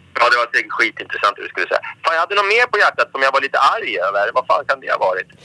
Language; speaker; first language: Swedish; native; Swedish